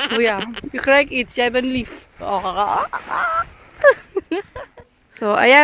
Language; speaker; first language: Dutch; non-native, learner; Filipino